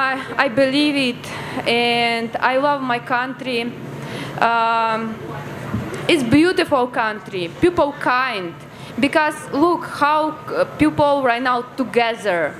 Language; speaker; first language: English; non-native, learner; Ukrainian